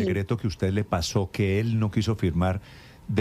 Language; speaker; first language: Spanish; native; Spanish